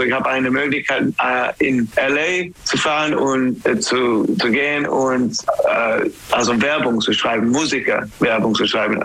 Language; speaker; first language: German; non-native, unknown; English